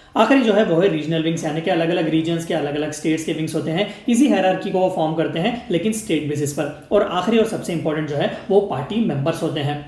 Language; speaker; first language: Hindi; native; Hindi